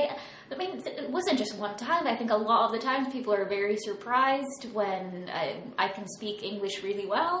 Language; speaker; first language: English; native; English